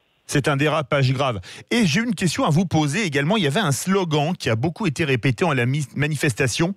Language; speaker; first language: French; native; French